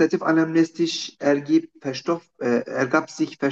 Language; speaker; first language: German; non-native, fluent; Turkish